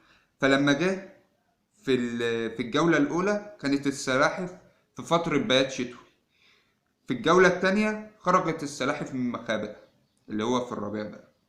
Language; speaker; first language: Arabic; native; Arabic